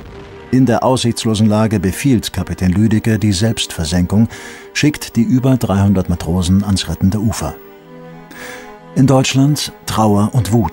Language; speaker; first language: German; native; German